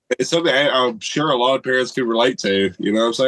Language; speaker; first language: English; native; English